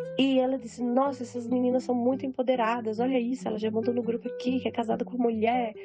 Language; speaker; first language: Portuguese; native; Portuguese